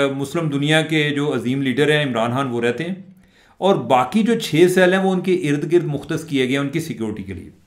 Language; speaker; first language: Urdu; non-native, local second language; Punjabi